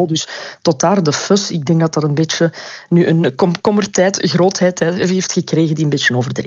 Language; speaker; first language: Dutch; native; Dutch